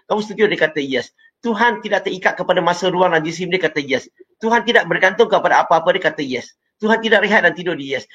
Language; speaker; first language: Malay; non-native, local second language; Chinese